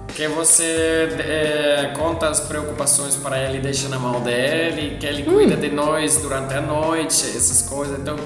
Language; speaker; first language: Portuguese; non-native, fluent; German